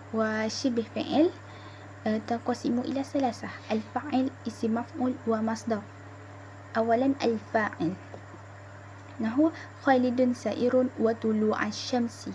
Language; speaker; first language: Arabic; non-native, learner; Malay